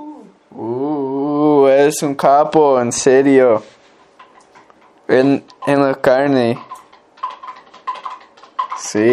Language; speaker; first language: Spanish; non-native, learner; English